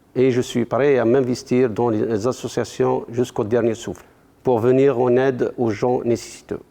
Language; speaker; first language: French; non-native, local second language; Kabyle